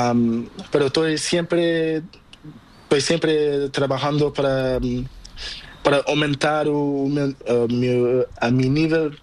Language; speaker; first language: Spanish; non-native, learner; Portuguese